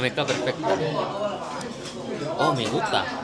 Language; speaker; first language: Spanish; non-native, learner; Indonesian